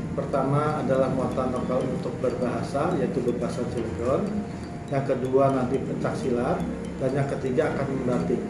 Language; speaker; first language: Indonesian; non-native, local second language; Javanese